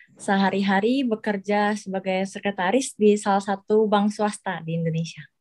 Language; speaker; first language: Indonesian; native; Indonesian